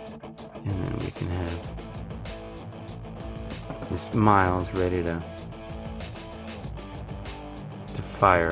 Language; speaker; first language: English; native; English